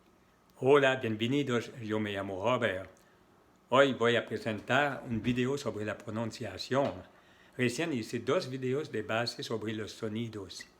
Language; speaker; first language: Spanish; non-native, fluent; French